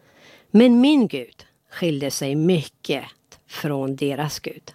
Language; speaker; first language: Swedish; non-native, fluent; Persian